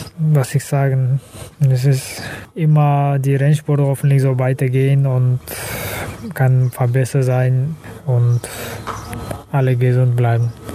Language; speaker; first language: German; non-native, learner; Kazakh